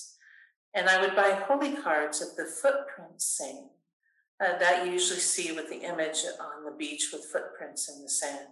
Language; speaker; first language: English; native; English